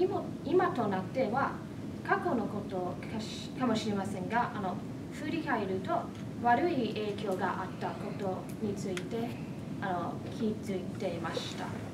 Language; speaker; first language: Japanese; non-native, fluent; English